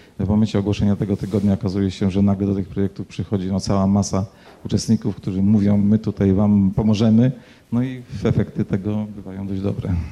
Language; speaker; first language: Polish; native; Polish